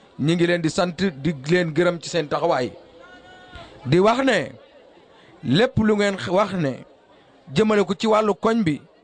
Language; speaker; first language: Wolof; native; Wolof